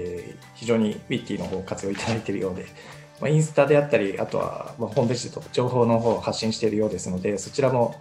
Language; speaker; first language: Japanese; native; Japanese